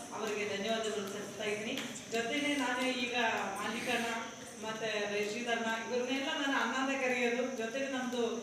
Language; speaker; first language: Kannada; non-native, fluent; Tamil